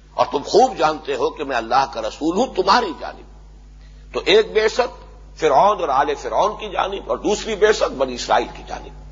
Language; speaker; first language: Urdu; native; Urdu